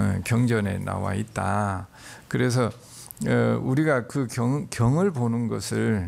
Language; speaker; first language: Korean; native; Korean